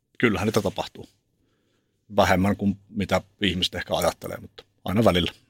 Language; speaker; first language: Finnish; native; Finnish